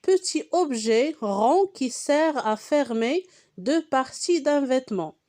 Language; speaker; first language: French; non-native, local second language; Arabic